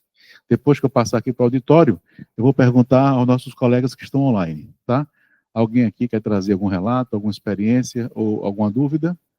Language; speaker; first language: Portuguese; native; Portuguese